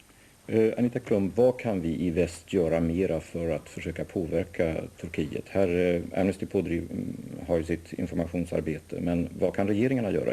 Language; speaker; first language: Swedish; native; Swedish